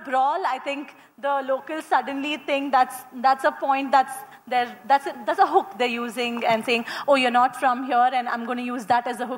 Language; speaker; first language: English; non-native, local second language; Kannada